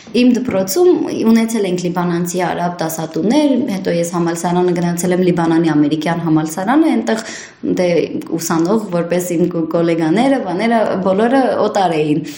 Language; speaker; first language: Armenian; early bilingual, heritage; Armenian